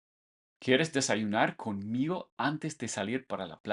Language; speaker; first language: Spanish; non-native, fluent; English